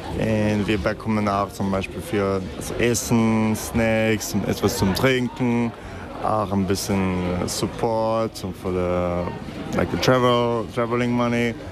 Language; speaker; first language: German; non-native, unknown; Hungarian